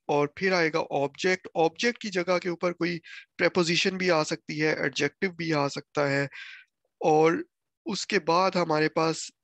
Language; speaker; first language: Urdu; non-native, local second language; Punjabi